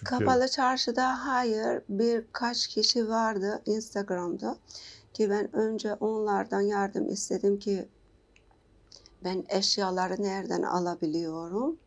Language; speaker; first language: Turkish; non-native, learner; Persian